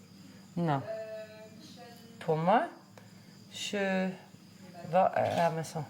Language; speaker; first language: French; non-native, learner; Danish